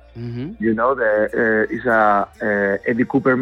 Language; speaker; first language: English; non-native, learner; Spanish